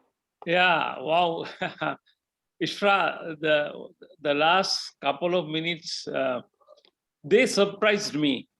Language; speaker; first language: English; non-native, fluent; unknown